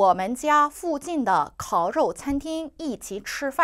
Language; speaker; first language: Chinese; non-native, fluent; Korean